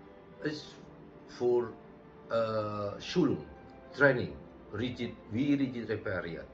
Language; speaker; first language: German; non-native, learner; Indonesian